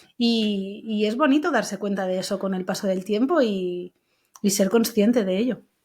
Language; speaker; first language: Spanish; native; Spanish